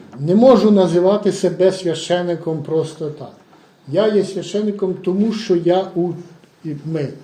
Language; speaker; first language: Ukrainian; native; Ukrainian